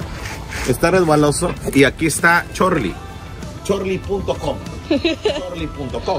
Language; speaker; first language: Spanish; native; Spanish